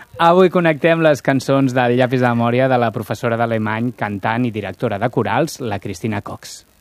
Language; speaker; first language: Catalan; native; Catalan